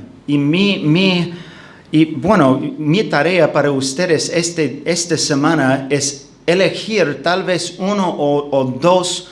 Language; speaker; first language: Spanish; non-native, fluent; English